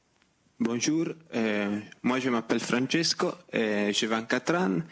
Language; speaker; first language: French; non-native, fluent; Italian